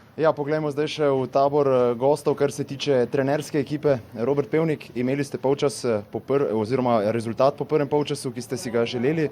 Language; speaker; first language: Slovenian; native; Slovenian